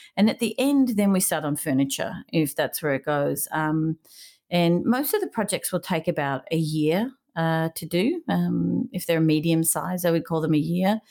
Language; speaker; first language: English; native; English